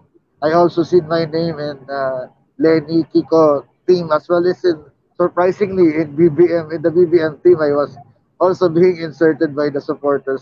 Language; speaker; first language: English; non-native, local second language; Filipino